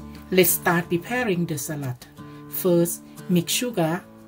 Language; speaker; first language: English; non-native, learner; Thai